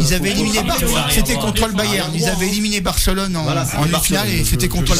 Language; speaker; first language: French; native; French